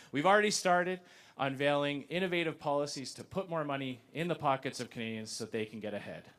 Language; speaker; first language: English; native; English